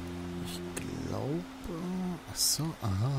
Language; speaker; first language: German; native; German